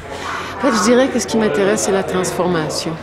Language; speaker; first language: French; native; French